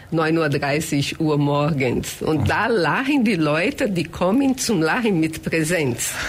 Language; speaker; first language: German; non-native, fluent; Portuguese